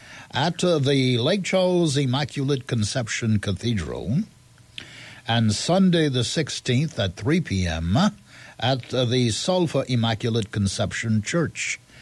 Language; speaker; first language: English; early bilingual, other home language; French